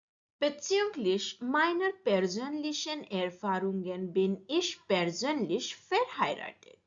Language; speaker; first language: German; non-native, learner; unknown